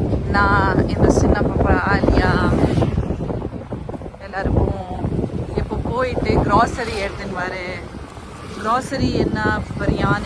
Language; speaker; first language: Tamil; non-native, local second language; Urdu